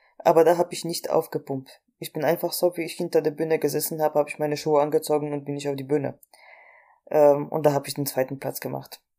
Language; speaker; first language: German; non-native, fluent; Polish